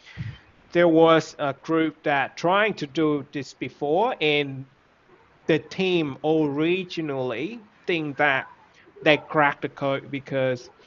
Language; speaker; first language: English; non-native, fluent; Vietnamese